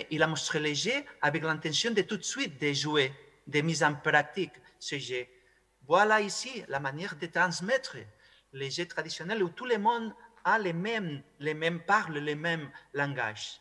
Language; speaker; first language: French; non-native, fluent; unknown